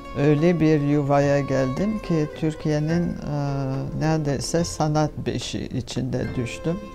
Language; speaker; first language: Turkish; non-native, fluent; French